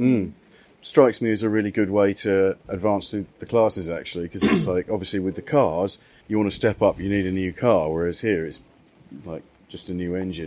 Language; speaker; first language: English; native; English